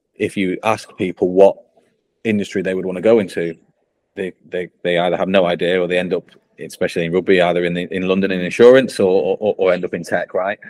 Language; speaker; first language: English; native; English